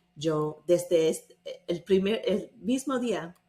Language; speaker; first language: Spanish; non-native, fluent; English